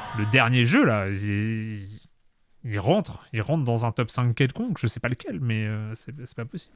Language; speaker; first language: French; native; French